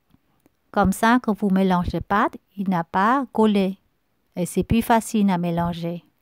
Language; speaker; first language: French; non-native, learner; Vietnamese